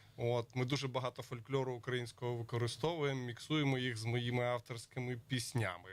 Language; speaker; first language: Ukrainian; native; Ukrainian